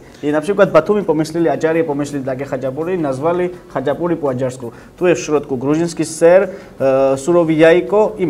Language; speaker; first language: Polish; non-native, learner; Georgian